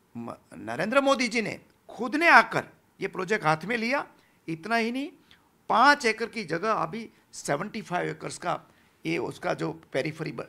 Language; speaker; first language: Hindi; non-native, local second language; Gujarati